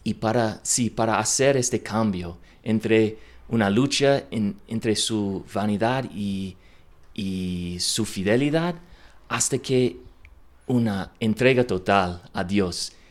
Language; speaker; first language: Spanish; non-native, learner; English